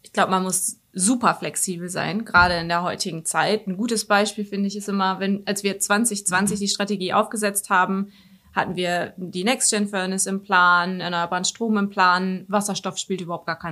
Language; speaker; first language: German; native; German